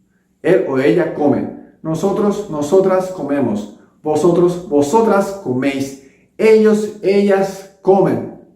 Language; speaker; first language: Spanish; non-native, local second language; Japanese